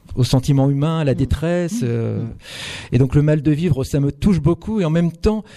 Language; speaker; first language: French; native; French